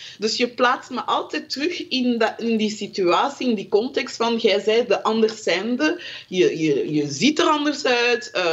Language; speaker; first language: Dutch; early bilingual, other home language; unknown